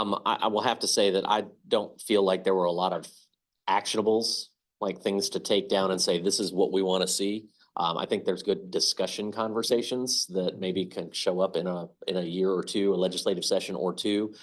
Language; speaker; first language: English; native; English